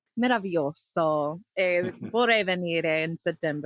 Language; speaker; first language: Italian; non-native, learner; English